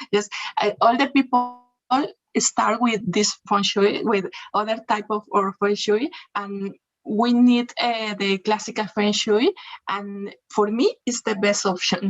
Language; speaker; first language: English; non-native, learner; Spanish